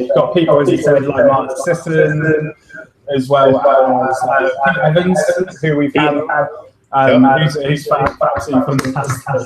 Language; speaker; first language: English; native; English